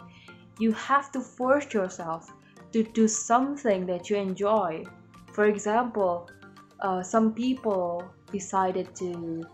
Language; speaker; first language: English; non-native, learner; Indonesian